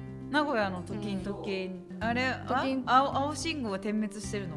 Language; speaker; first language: Japanese; native; Japanese